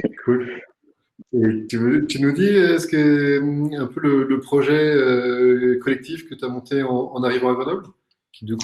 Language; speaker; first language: French; native; French